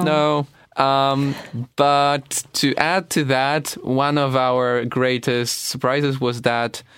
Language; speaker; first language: English; non-native, fluent; Polish